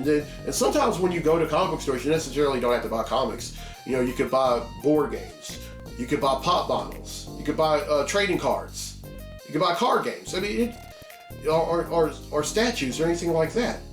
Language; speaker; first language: English; native; English